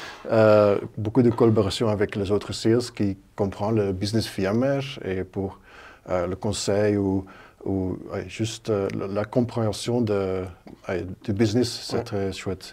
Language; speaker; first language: French; non-native, local second language; Dutch